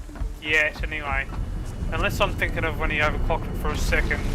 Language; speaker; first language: English; native; English